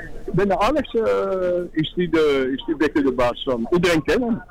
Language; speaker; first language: Dutch; non-native, fluent; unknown